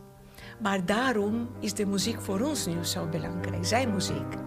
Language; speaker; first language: Dutch; non-native, fluent; Bulgarian